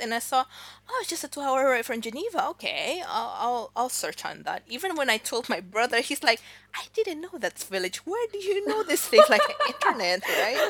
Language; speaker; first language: English; early bilingual, other home language; Indonesian